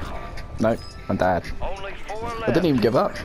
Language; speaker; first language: English; native; English